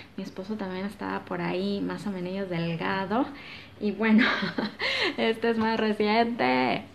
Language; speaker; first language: Spanish; native; Spanish